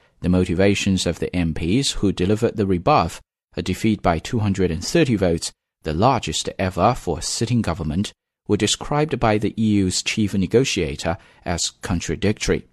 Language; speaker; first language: English; non-native, fluent; Chinese